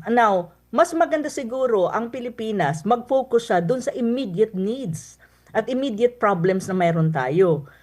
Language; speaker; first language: Filipino; non-native, local second language; Cebuano